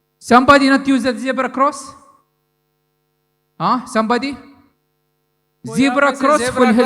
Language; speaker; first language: English; non-native, learner; Arabic